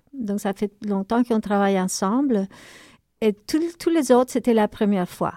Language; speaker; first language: French; native; French